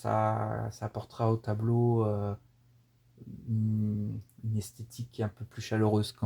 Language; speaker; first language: French; native; French